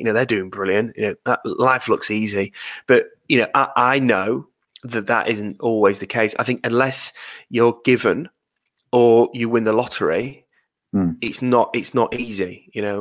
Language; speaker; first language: English; native; English